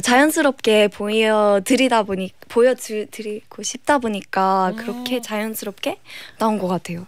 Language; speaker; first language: Korean; early bilingual, other home language; English